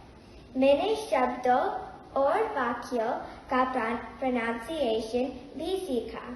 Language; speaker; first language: Hindi; early bilingual, heritage; Hindi